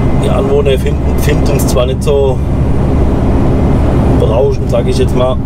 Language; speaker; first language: German; native; German